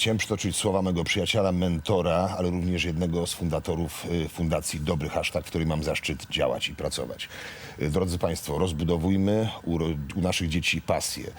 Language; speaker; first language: Polish; native; Polish